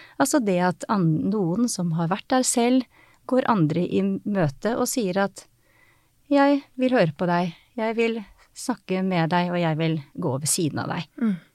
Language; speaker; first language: Norwegian; native; Norwegian